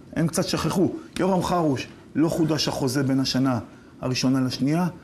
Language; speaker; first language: Hebrew; native; Hebrew